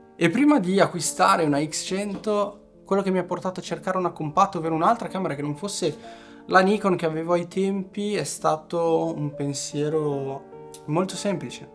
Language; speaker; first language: Italian; early bilingual, other home language; Portuguese